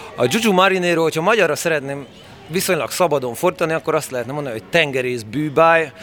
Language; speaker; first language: Hungarian; native; Hungarian